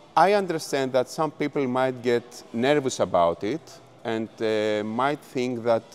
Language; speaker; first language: English; non-native, fluent; Greek